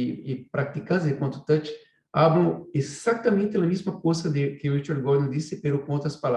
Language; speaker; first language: Spanish; non-native, fluent; Portuguese